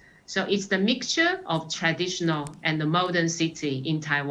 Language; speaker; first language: English; non-native, fluent; Chinese